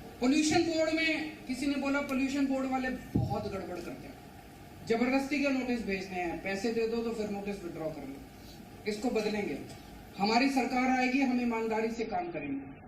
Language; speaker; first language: Hindi; native; Hindi